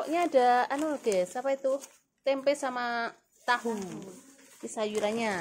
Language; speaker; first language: Indonesian; non-native, local second language; Javanese